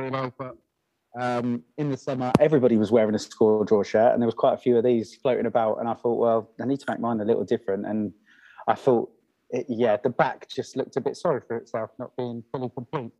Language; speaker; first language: English; native; English